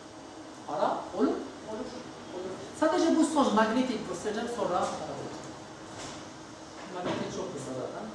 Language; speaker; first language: Turkish; non-native, learner; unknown